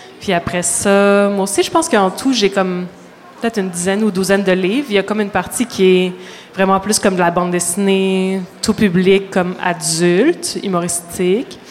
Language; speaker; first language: French; native; French